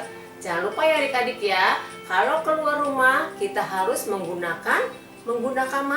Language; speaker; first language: Indonesian; native; Indonesian